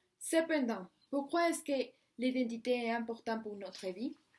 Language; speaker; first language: French; non-native, learner; Spanish